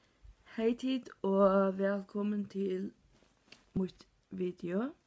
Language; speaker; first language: Norwegian; non-native, learner; Faroese